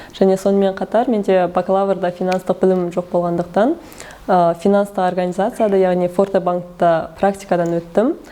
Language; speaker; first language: Kazakh; early bilingual, heritage; Kazakh